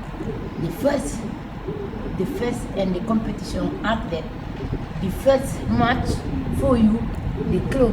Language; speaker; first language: English; non-native, local second language; Wolof